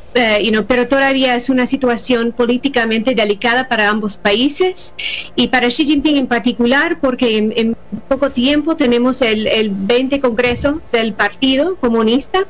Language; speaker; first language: Spanish; non-native, fluent; English